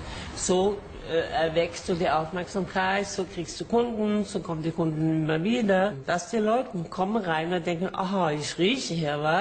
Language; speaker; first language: German; non-native, fluent; Norwegian